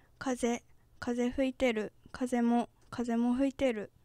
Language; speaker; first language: Japanese; native; Japanese